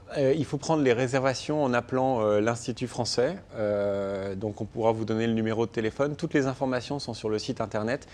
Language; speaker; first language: French; native; French